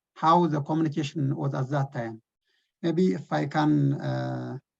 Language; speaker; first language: English; non-native, local second language; Amharic